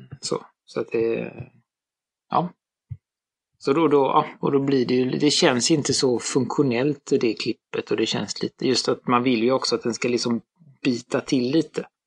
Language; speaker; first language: Swedish; native; Swedish